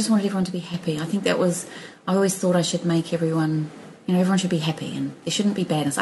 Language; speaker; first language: English; native; English